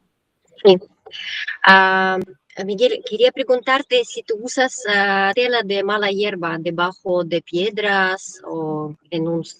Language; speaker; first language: Spanish; non-native, learner; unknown